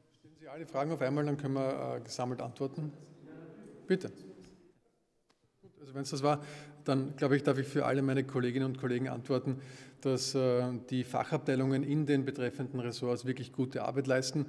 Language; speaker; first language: German; native; German